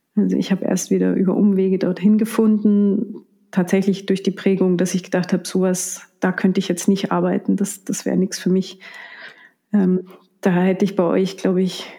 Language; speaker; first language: German; native; German